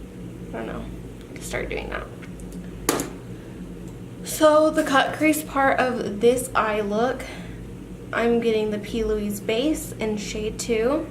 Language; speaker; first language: English; native; English